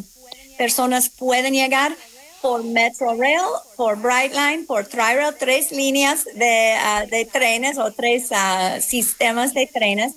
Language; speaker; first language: Spanish; non-native, fluent; English